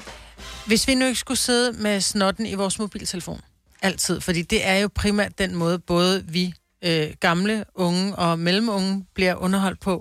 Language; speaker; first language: Danish; native; Danish